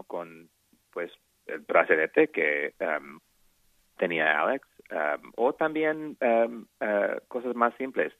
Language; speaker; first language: Spanish; non-native, learner; English